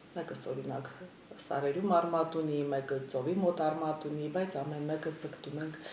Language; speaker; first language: Armenian; native; Armenian